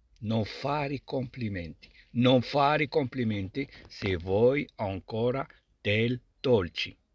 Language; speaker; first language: Italian; non-native, fluent; Arabic